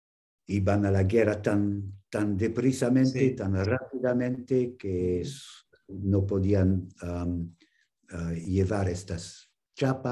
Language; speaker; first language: Spanish; non-native, fluent; English